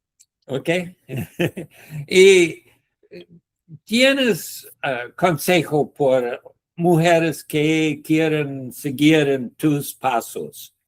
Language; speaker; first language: Spanish; non-native, learner; English